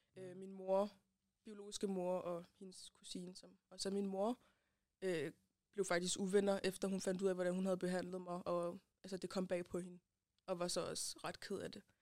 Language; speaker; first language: Danish; early bilingual, other home language; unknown